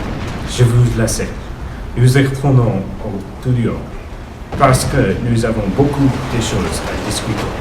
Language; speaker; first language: French; non-native, learner; English